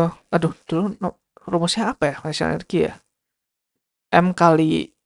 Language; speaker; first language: Indonesian; native; Indonesian